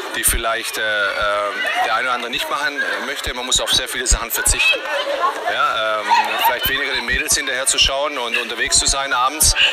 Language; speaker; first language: German; early bilingual, other home language; Slovenian